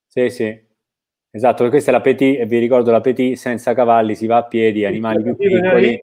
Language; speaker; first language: Italian; native; Italian